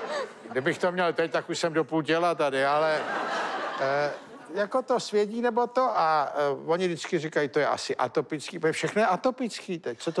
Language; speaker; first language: Czech; native; Czech